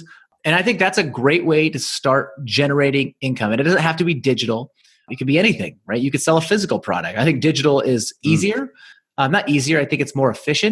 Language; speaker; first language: English; native; English